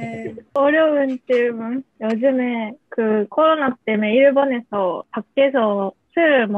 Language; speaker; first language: Korean; non-native, learner; Japanese